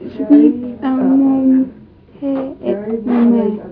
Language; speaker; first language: French; non-native, learner; English